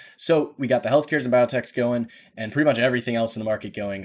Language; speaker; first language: English; native; English